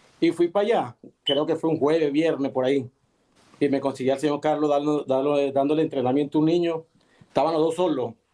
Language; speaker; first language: Spanish; native; Spanish